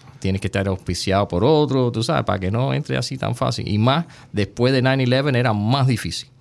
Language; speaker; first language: Spanish; early bilingual, heritage; Spanish